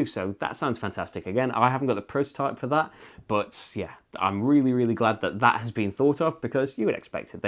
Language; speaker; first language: English; native; English